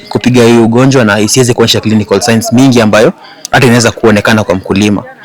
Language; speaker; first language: Swahili; non-native, local second language; Gusii